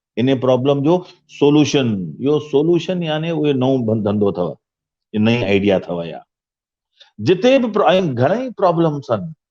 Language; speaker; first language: Sindhi; early bilingual, heritage; Sindhi